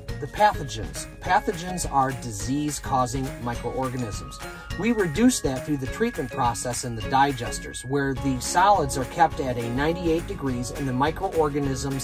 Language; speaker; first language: English; native; English